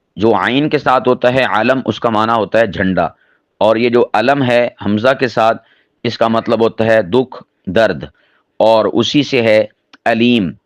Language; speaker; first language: Urdu; non-native, local second language; Punjabi